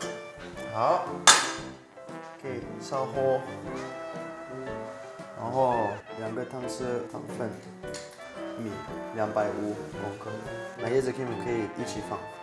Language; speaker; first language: Chinese; non-native, fluent; French